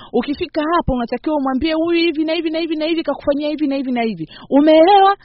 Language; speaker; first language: Swahili; native; Swahili